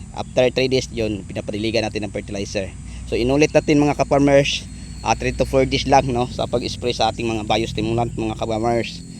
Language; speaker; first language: Filipino; non-native, local second language; Cebuano